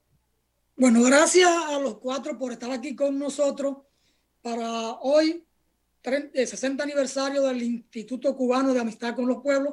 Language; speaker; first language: Spanish; native; Spanish